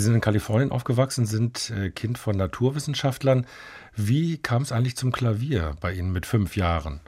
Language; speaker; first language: German; native; German